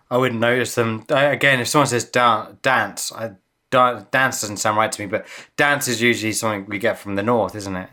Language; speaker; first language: English; native; English